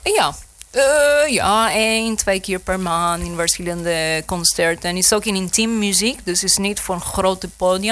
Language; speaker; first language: Dutch; non-native, learner; Spanish